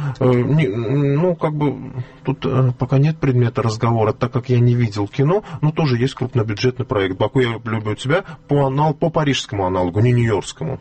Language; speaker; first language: Russian; non-native, local second language; Azerbaijani